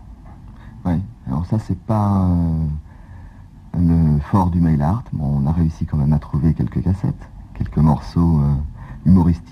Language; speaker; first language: French; native; French